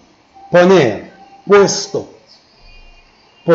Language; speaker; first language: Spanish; non-native, fluent; Arabic